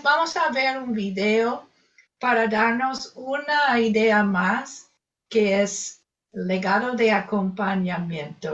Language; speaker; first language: Spanish; non-native, fluent; English